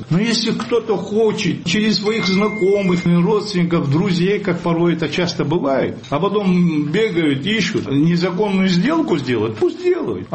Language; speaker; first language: Russian; non-native, local second language; Abkhazian